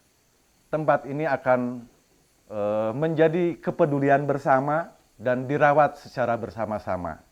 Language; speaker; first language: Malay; non-native, local second language; Sundanese